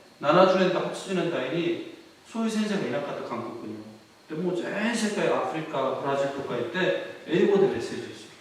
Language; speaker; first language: Japanese; non-native, fluent; Korean